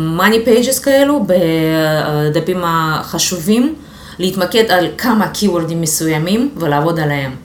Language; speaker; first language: Hebrew; non-native, fluent; Russian